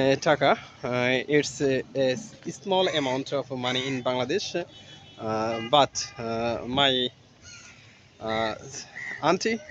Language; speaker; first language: English; non-native, learner; Bangla